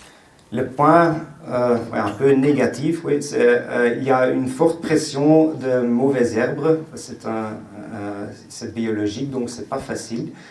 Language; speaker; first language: French; non-native, local second language; Dutch